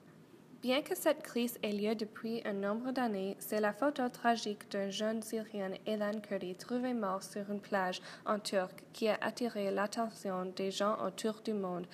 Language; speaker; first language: French; non-native, learner; English